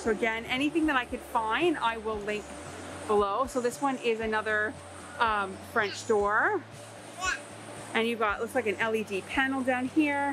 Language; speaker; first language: English; native; English